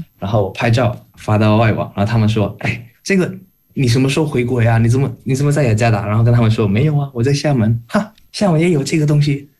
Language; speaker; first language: Chinese; non-native, fluent; Indonesian